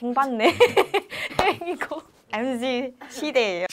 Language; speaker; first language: Korean; non-native, fluent; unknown